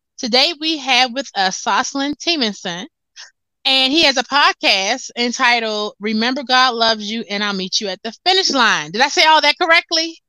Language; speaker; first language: English; native; English